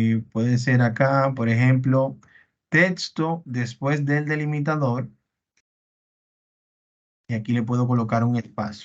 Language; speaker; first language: Spanish; native; Spanish